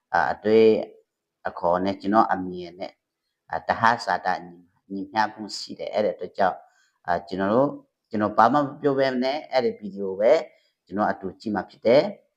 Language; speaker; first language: Burmese; native; Burmese